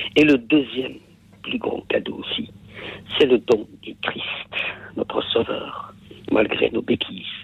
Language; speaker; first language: French; non-native, local second language; Kabyle